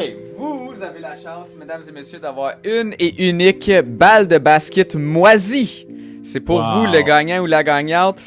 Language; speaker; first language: French; native; French